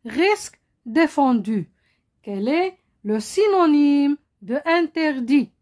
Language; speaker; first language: French; non-native, local second language; Arabic